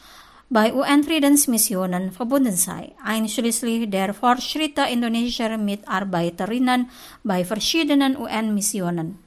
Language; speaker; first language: German; non-native, fluent; Indonesian